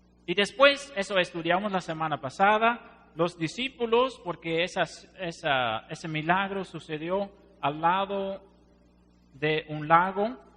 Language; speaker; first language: Spanish; non-native, fluent; Dutch